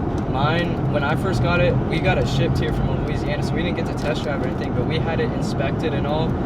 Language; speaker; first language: English; native; English